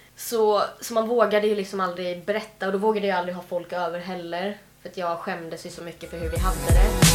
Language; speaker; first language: Swedish; native; Swedish